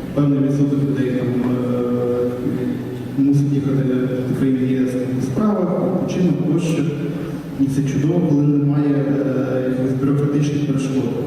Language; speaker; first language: Ukrainian; native; Ukrainian